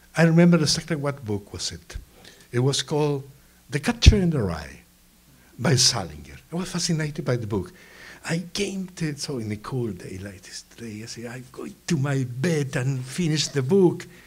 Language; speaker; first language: English; non-native, fluent; Spanish